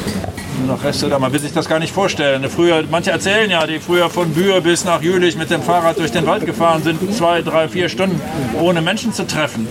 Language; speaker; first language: German; native; German